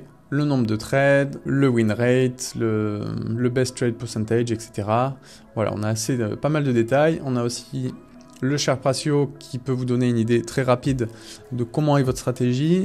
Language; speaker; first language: French; native; French